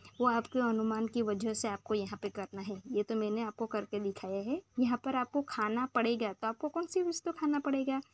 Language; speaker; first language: Hindi; non-native, local second language; Gujarati